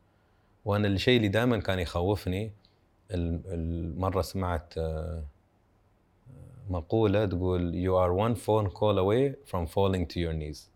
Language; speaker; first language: Arabic; native; Arabic